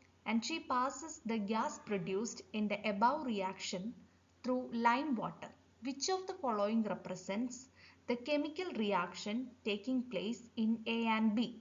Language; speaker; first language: English; non-native, local second language; Malayalam